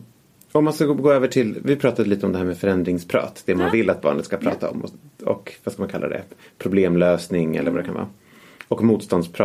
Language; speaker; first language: Swedish; native; Swedish